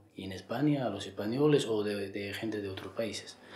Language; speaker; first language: Spanish; non-native, learner; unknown